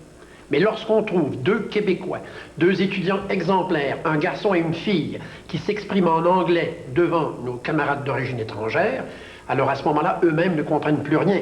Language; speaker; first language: French; native; French